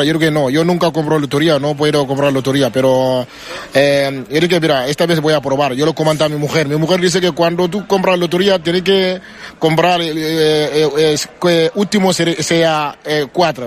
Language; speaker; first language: Spanish; non-native, learner; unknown